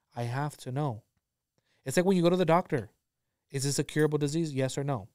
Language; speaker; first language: English; early bilingual, other home language; Spanish